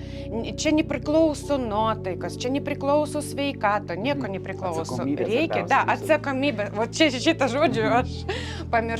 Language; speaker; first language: Lithuanian; non-native, learner; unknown